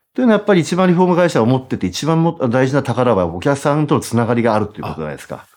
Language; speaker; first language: Japanese; native; Japanese